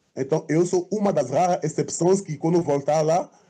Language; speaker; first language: Portuguese; non-native, fluent; French